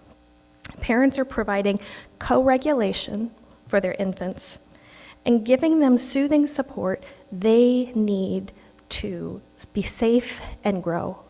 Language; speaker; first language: English; native; English